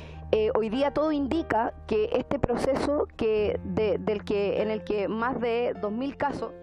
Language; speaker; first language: Spanish; native; Spanish